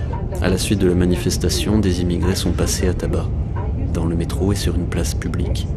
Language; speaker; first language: French; native; French